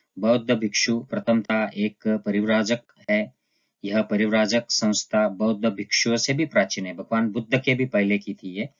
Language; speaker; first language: Hindi; non-native, local second language; Marathi